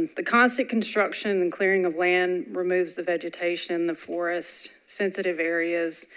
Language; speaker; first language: English; native; English